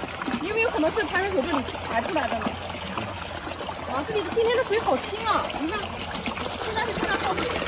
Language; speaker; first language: Chinese; native; Chinese